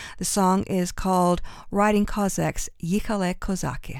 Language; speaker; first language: English; early bilingual, other home language; Ukrainian